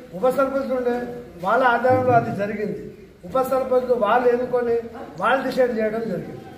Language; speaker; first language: Telugu; non-native, local second language; Lambadi